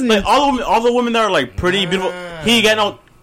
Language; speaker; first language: English; native; English